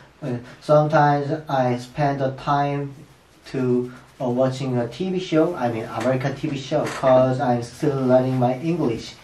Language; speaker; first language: English; non-native, learner; Korean